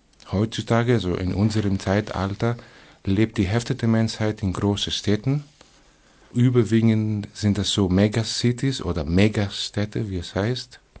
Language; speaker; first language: German; non-native, fluent; Greek